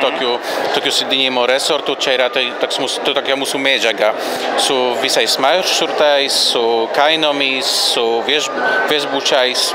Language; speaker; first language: Lithuanian; non-native, fluent; Polish